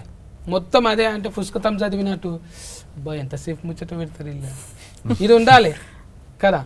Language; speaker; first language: Telugu; native; Telugu